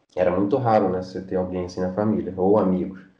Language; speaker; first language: Portuguese; native; Portuguese